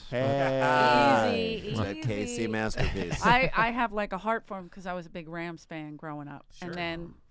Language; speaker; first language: English; native; English